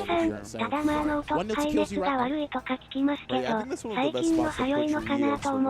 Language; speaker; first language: Japanese; native; Japanese